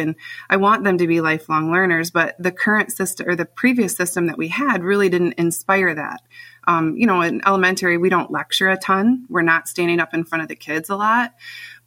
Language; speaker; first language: English; native; English